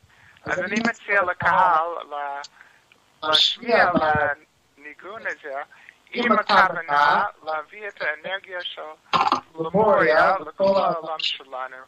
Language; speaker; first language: Hebrew; non-native, learner; English